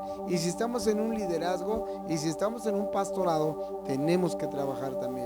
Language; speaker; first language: Spanish; native; Spanish